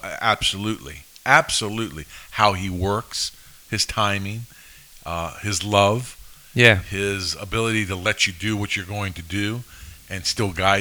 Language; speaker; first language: English; native; English